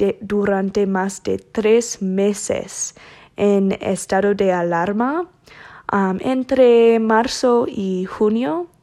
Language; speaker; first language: Spanish; non-native, learner; English